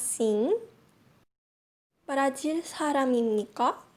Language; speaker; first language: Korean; non-native, fluent; Portuguese